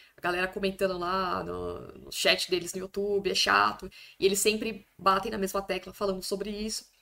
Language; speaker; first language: Portuguese; native; Portuguese